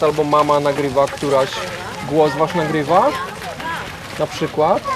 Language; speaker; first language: Polish; native; Polish